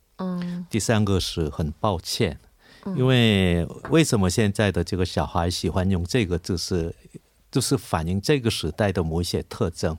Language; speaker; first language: Chinese; non-native, fluent; Korean